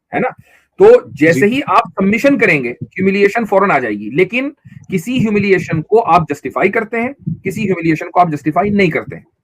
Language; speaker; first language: Urdu; native; Urdu